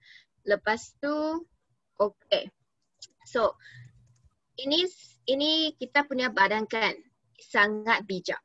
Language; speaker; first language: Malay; non-native, local second language; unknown